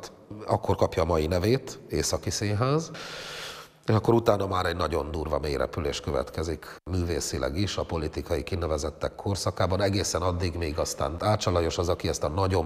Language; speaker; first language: Hungarian; native; Hungarian